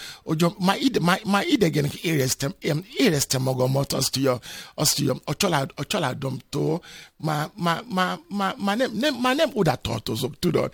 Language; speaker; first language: Hungarian; non-native, fluent; Yoruba